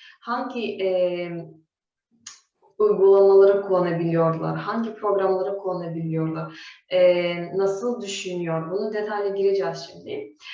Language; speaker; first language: Turkish; non-native, fluent; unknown